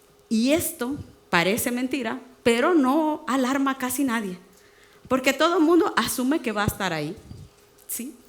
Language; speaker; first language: Spanish; native; Spanish